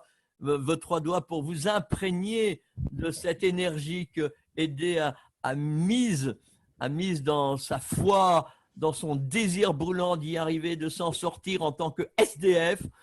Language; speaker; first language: French; native; French